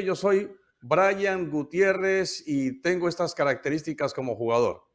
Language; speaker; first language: Spanish; native; Spanish